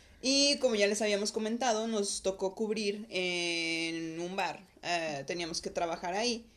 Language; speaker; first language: Spanish; native; Spanish